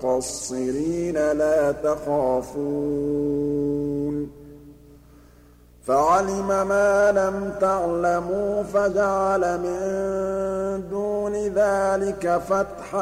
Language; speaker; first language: Arabic; native; Arabic